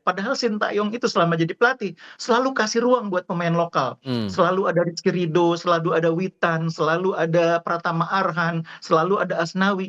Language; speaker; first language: Indonesian; native; Indonesian